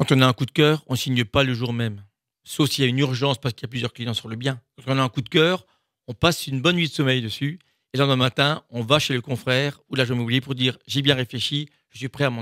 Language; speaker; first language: French; native; French